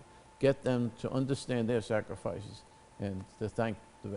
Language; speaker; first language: English; native; English